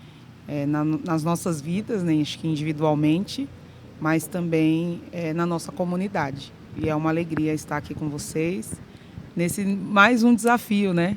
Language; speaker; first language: Portuguese; native; Portuguese